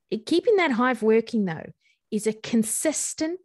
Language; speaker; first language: English; native; English